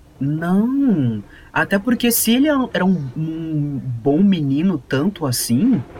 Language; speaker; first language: Portuguese; native; Portuguese